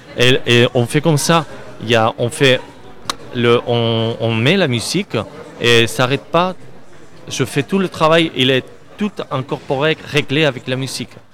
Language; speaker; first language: French; non-native, learner; Spanish